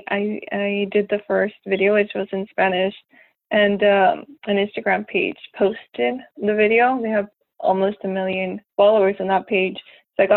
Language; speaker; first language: English; native; English